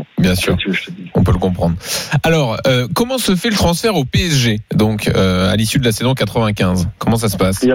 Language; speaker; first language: French; native; French